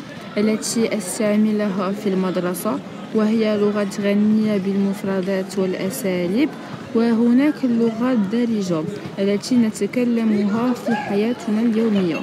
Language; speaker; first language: Arabic; non-native, local second language; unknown